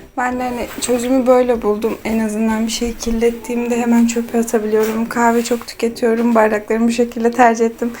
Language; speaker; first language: Turkish; native; Turkish